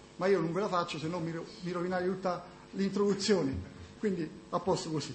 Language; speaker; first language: Italian; native; Italian